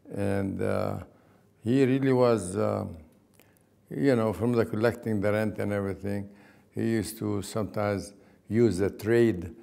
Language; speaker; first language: English; non-native, fluent; Arabic